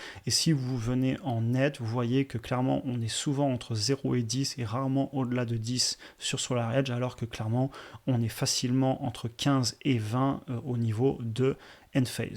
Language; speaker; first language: French; native; French